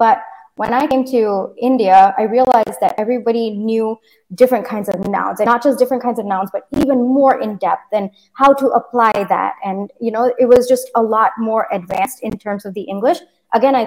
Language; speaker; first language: English; early bilingual, other home language; Kannada